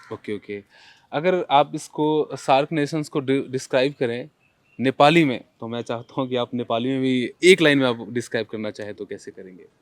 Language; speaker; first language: Hindi; native; Hindi